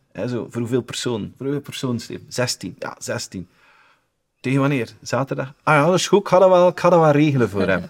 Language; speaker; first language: Dutch; native; Dutch